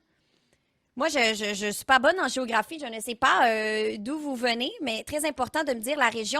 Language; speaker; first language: French; native; French